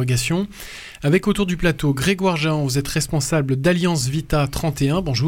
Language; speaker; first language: French; native; French